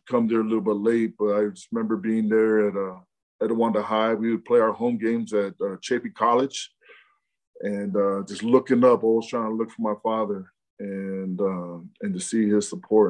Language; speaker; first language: English; native; English